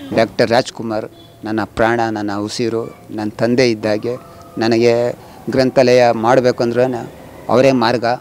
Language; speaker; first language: Kannada; non-native, local second language; Urdu